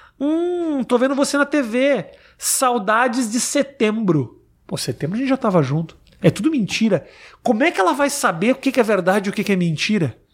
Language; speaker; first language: Portuguese; native; Portuguese